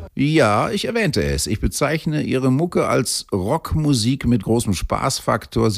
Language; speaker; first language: German; native; German